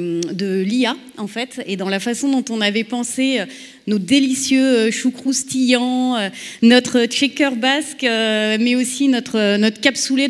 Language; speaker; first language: French; native; French